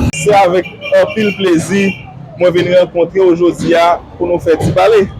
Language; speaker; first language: Haitian Creole; native; Haitian Creole